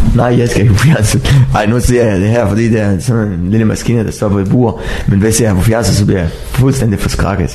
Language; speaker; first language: Danish; non-native, learner; Arabic